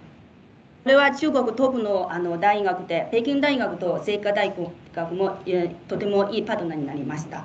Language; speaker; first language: Japanese; non-native, fluent; Chinese